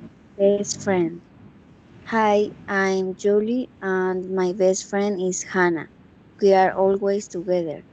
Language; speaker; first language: English; non-native, learner; Spanish